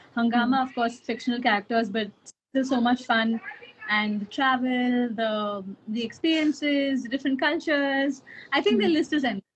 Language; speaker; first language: English; non-native, local second language; Kannada